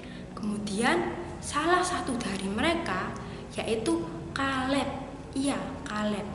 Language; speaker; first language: Indonesian; native; Indonesian